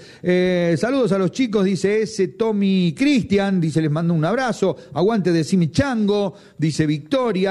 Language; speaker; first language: Spanish; native; Spanish